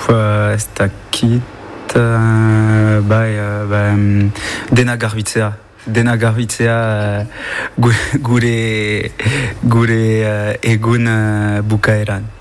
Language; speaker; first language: Basque; non-native, local second language; French